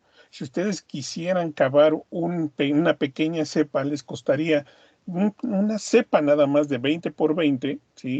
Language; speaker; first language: Spanish; native; Spanish